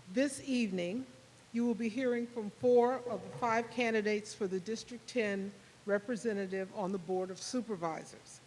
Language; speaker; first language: English; native; English